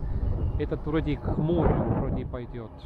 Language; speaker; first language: Russian; non-native, local second language; Estonian